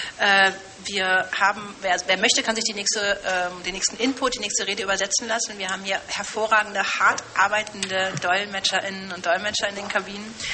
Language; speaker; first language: German; early bilingual, other home language; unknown